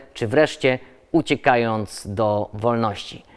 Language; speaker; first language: Polish; native; Polish